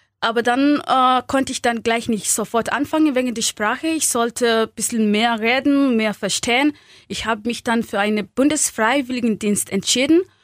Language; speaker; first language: German; non-native, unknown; Swahili